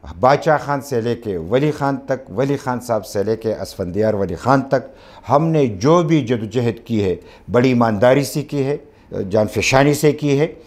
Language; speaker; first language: Urdu; non-native, local second language; Pashto